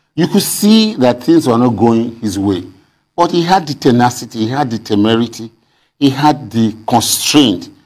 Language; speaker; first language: English; non-native, local second language; Yoruba